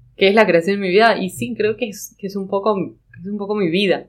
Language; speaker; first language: Spanish; native; Spanish